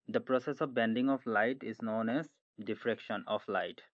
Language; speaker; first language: English; non-native, local second language; Assamese